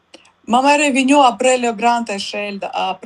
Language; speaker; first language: French; non-native, learner; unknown